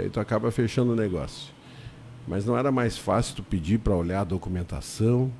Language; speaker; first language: Portuguese; native; Portuguese